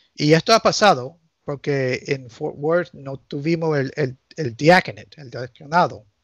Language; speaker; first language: Spanish; early bilingual, heritage; Spanish